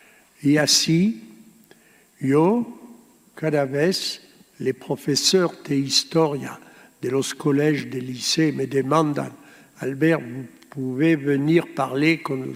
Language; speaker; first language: Spanish; early bilingual, heritage; Spanish